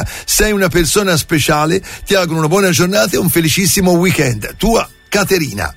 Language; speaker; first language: Italian; native; Italian